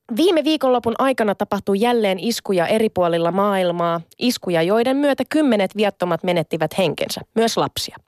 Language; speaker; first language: Finnish; early bilingual, other home language; Sinhala